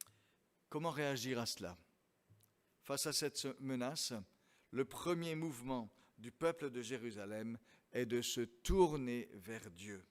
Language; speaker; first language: French; native; French